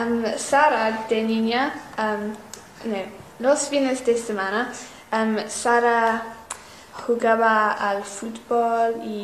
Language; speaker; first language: Spanish; non-native, learner; English